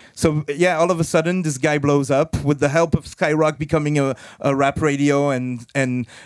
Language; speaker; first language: English; non-native, fluent; French